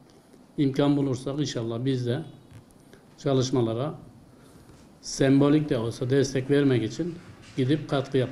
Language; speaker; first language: Turkish; native; Turkish